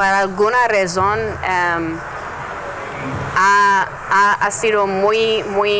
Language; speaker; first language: Spanish; non-native, learner; English